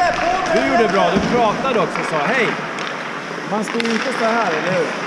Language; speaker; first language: Swedish; native; Swedish